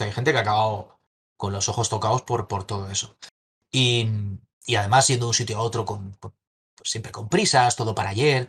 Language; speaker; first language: Spanish; native; Spanish